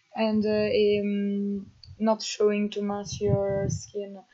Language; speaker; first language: English; non-native, fluent; Italian